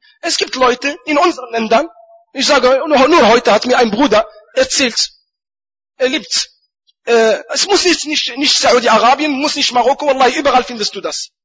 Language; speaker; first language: German; non-native, fluent; Arabic